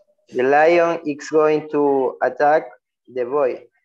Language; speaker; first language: English; non-native, learner; Spanish